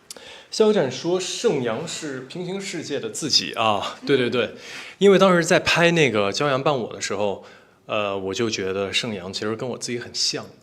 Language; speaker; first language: Chinese; native; Chinese